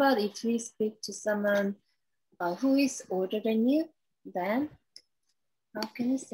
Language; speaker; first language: English; non-native, learner; Korean